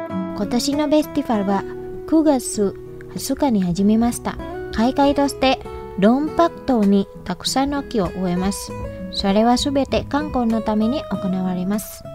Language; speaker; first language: Japanese; non-native, fluent; Indonesian